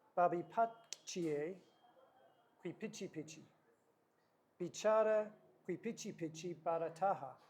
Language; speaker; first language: Kinyarwanda; non-native, learner; English